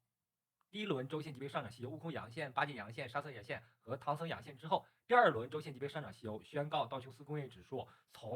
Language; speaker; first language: Chinese; native; Chinese